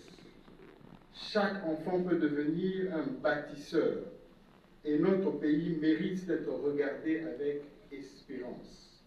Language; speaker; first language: French; non-native, local second language; Lingala